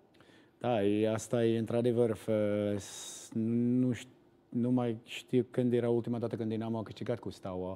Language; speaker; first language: Romanian; non-native, learner; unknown